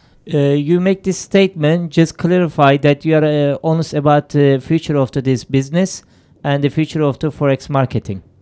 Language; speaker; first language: English; non-native, fluent; Turkish